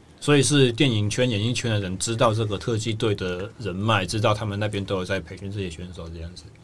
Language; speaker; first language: Chinese; native; Chinese